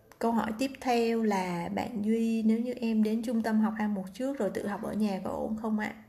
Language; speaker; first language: Vietnamese; native; Vietnamese